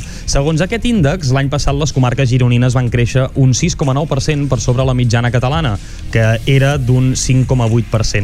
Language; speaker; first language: Catalan; native; Catalan